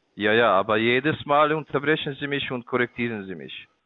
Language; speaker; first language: German; non-native, learner; Slovak